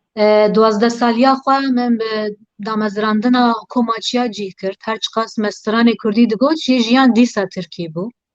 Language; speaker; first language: Kurdish; non-native, local second language; Turkish